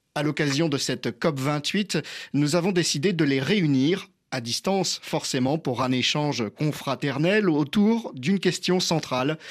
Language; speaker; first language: French; native; French